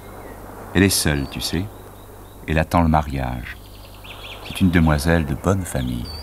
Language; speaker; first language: French; native; French